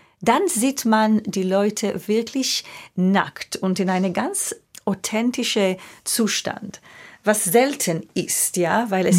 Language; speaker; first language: German; non-native, fluent; Hebrew